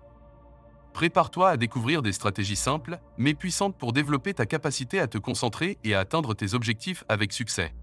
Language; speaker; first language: French; native; French